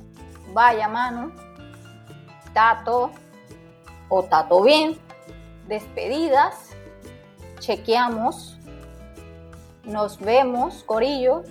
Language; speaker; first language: Spanish; native; Spanish